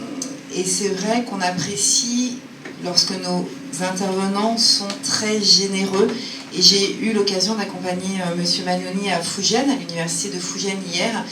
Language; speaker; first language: French; native; French